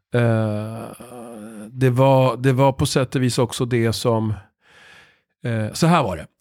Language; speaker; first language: Swedish; native; Swedish